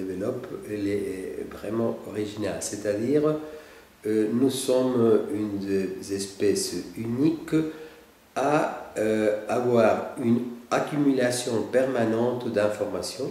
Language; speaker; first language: French; non-native, fluent; Spanish